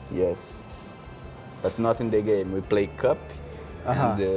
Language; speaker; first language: English; non-native, learner; Portuguese